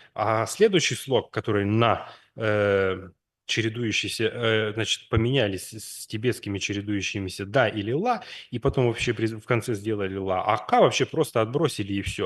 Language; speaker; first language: Russian; native; Russian